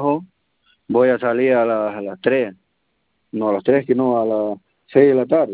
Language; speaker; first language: Spanish; non-native, learner; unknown